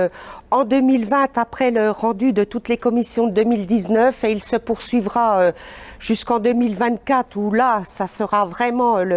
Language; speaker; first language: French; native; French